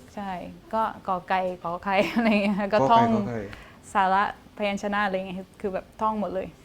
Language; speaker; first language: Thai; non-native, fluent; Portuguese